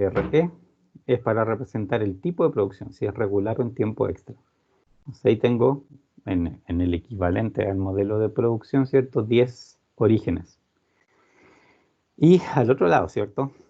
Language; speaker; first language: Spanish; native; Spanish